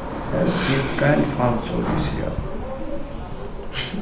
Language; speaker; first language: German; non-native, learner; French